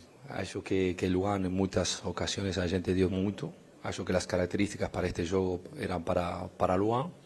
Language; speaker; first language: Portuguese; non-native, fluent; Spanish